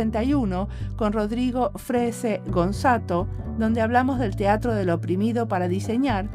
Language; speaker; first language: Spanish; native; Spanish